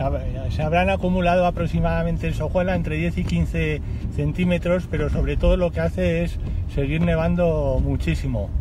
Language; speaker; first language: Spanish; native; Spanish